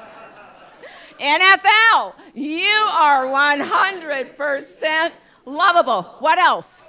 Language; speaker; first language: English; native; English